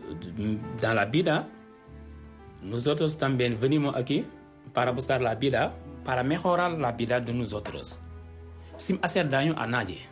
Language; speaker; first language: Spanish; non-native, learner; Wolof